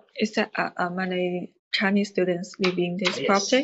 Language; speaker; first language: English; non-native, learner; Chinese